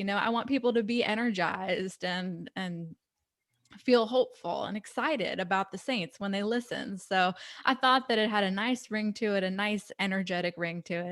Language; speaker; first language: English; native; English